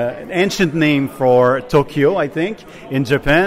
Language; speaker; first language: English; non-native, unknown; French